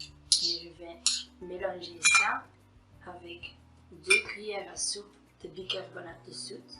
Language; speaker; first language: French; non-native, fluent; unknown